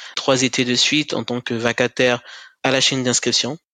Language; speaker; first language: French; native; French